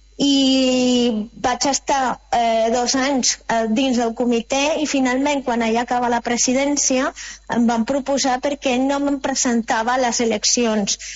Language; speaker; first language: Catalan; non-native, fluent; Spanish